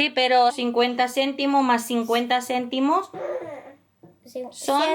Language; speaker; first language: Spanish; non-native, learner; Filipino